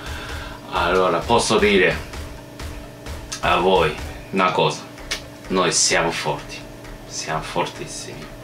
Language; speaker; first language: Italian; non-native, learner; Japanese